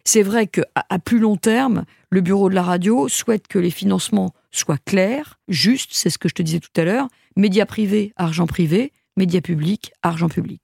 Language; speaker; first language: French; native; French